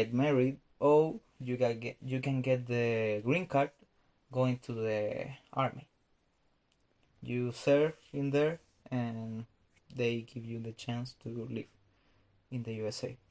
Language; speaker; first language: English; non-native, fluent; Spanish